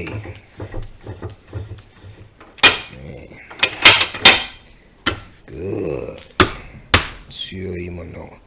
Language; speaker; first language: Japanese; non-native, learner; English